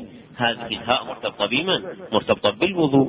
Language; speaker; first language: Arabic; native; Arabic